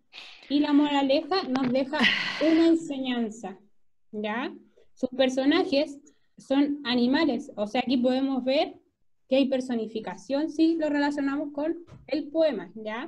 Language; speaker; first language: Spanish; native; Spanish